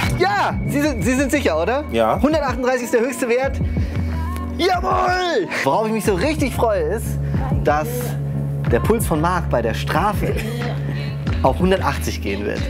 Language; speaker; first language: German; native; German